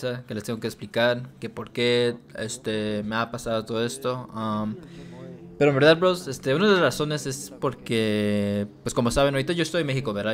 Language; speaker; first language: Spanish; early bilingual, heritage; Spanish